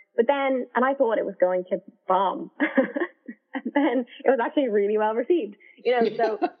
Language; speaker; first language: English; native; English